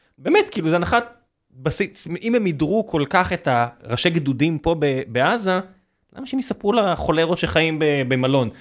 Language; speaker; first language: Hebrew; native; Hebrew